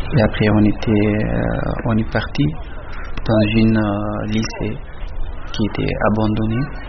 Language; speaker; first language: French; non-native, learner; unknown